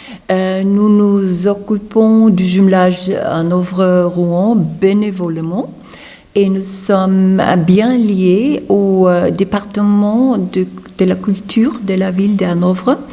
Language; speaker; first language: French; non-native, fluent; German